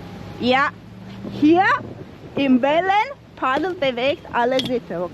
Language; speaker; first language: German; non-native, learner; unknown